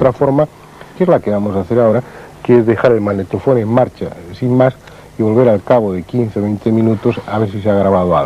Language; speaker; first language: Spanish; native; Spanish